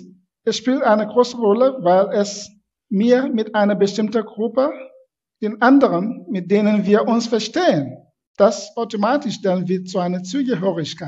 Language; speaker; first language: German; non-native, fluent; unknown